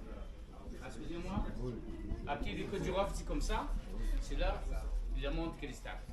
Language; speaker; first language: French; non-native, learner; Arabic